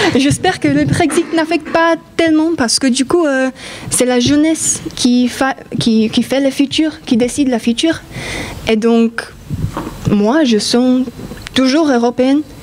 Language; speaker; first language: French; non-native, fluent; Polish